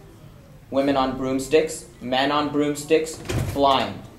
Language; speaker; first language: English; native; English